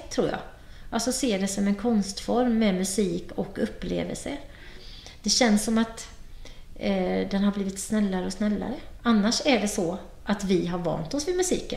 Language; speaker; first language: Swedish; native; Swedish